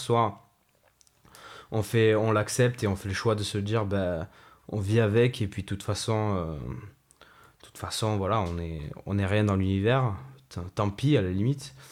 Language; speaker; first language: French; native; French